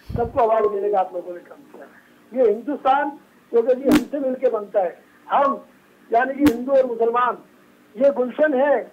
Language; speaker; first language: Hindi; native; Hindi